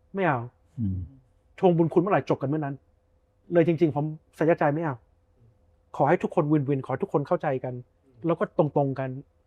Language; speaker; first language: Thai; early bilingual, heritage; Thai